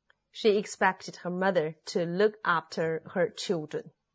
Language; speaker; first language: English; non-native, fluent; Chinese